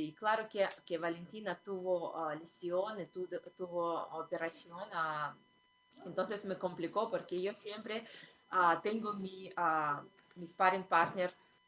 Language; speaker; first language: Spanish; non-native, fluent; Russian